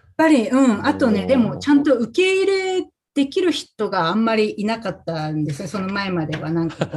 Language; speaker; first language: Japanese; native; Japanese